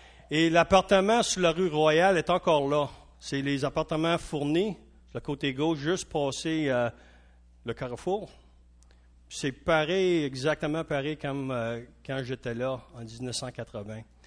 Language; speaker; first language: French; non-native, local second language; English